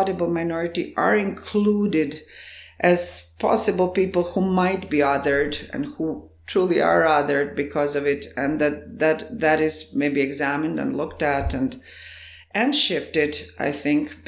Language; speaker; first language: English; non-native, fluent; Croatian